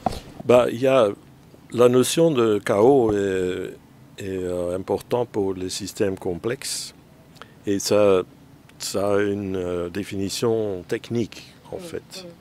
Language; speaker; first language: French; non-native, fluent; Dutch